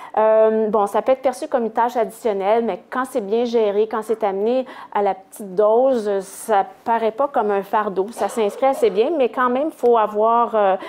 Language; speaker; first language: French; native; French